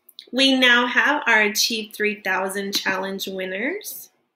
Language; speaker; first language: English; native; English